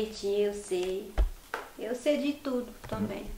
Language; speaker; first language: Portuguese; non-native, local second language; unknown